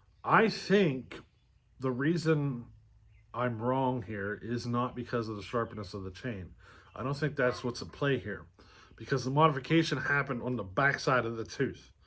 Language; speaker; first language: English; native; English